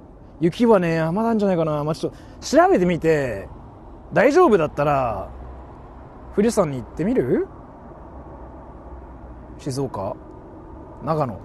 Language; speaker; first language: Japanese; native; Japanese